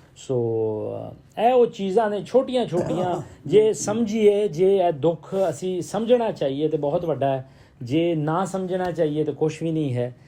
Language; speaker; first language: Punjabi; native; Punjabi